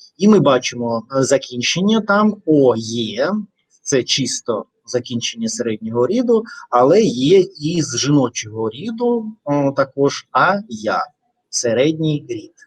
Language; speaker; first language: Ukrainian; non-native, local second language; Russian